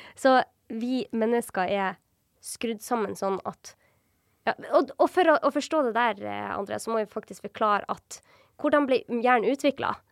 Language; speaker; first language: Norwegian; native; Norwegian